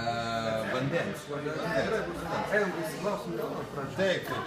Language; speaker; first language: Lithuanian; non-native, learner; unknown